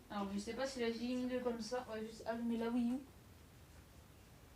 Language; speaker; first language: French; native; French